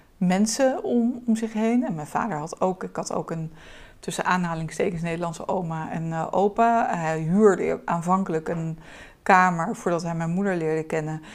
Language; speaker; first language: Dutch; early bilingual, other home language; Turkish